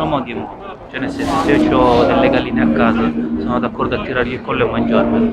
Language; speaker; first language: Italian; native; Italian